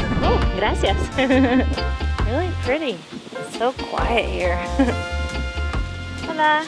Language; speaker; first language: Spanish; non-native, learner; English